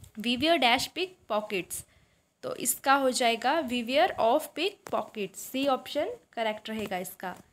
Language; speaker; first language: Hindi; native; Hindi